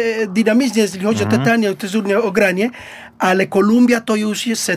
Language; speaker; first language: Polish; non-native, learner; Spanish